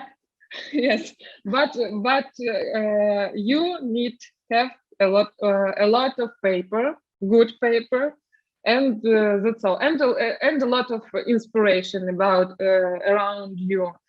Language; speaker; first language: English; non-native, learner; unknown